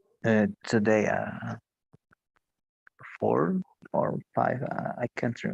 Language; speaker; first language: English; non-native, learner; Spanish